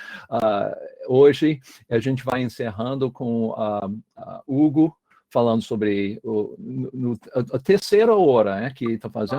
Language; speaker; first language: Portuguese; non-native, fluent; English